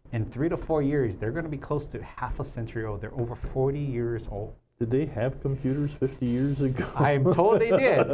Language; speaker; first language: English; native; English